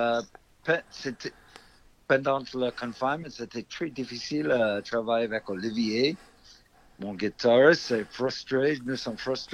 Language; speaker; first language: French; non-native, fluent; English